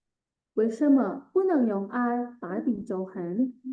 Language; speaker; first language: Chinese; non-native, fluent; Indonesian